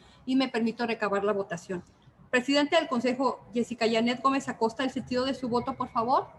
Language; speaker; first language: Spanish; native; Spanish